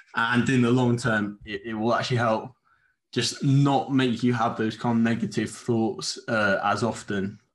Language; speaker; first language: English; non-native, fluent; Spanish